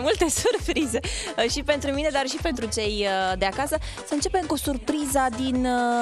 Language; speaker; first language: Romanian; native; Romanian